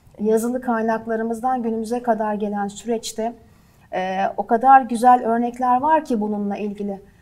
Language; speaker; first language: Turkish; native; Turkish